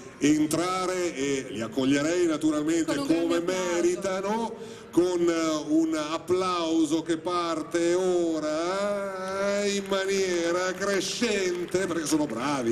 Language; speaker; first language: Italian; native; Italian